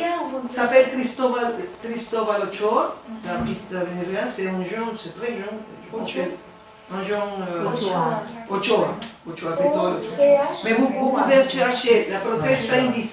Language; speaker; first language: French; non-native, learner; Spanish